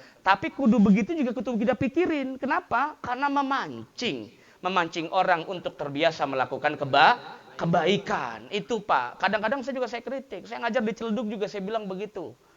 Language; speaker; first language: Indonesian; native; Indonesian